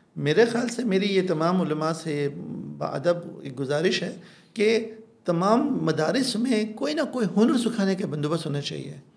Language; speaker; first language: Urdu; non-native, local second language; Pashto